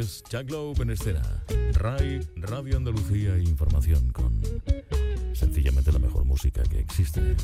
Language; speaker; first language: Spanish; native; Spanish